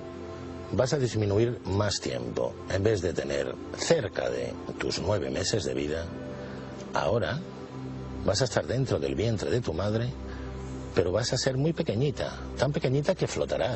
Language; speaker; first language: Spanish; native; Spanish